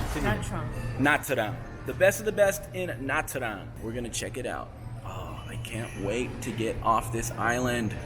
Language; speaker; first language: English; native; English